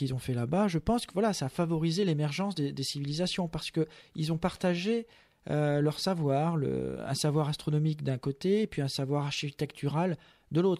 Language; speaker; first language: French; native; French